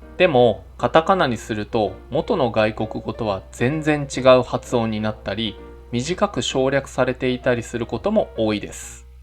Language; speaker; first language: Japanese; native; Japanese